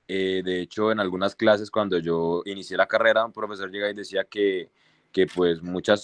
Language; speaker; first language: Spanish; native; Spanish